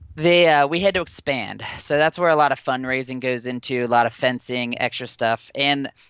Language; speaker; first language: English; native; English